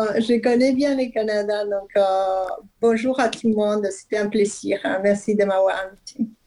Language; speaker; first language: French; non-native, fluent; Spanish